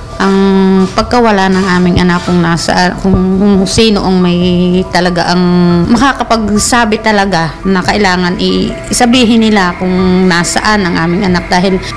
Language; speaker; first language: Filipino; native; Filipino